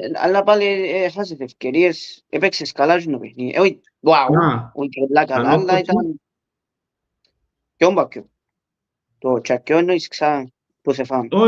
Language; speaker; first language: Greek; early bilingual, heritage; Greek